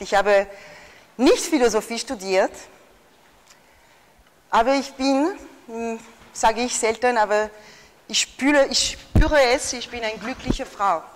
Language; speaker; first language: German; non-native, fluent; French